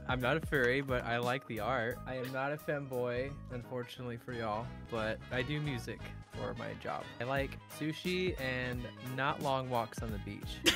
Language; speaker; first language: English; native; English